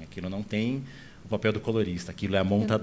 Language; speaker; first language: Portuguese; native; Portuguese